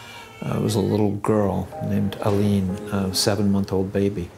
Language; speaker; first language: English; native; English